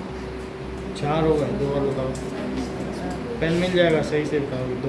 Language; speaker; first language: Hindi; native; Hindi